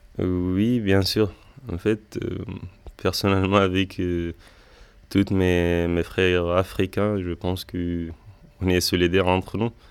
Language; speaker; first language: French; non-native, fluent; Arabic